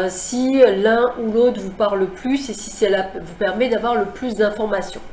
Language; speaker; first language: French; native; French